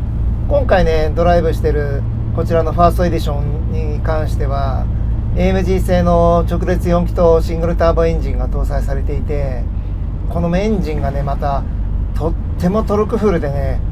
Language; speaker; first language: Japanese; native; Japanese